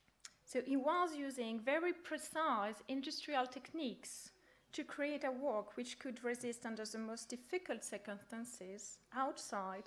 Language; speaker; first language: English; non-native, fluent; French